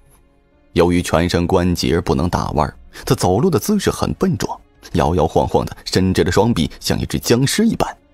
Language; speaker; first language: Chinese; native; Chinese